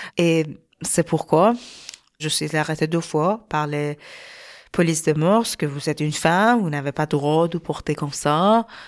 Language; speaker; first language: French; non-native, learner; Persian